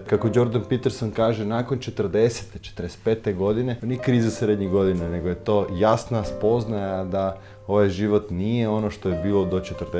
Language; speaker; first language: Croatian; native; Croatian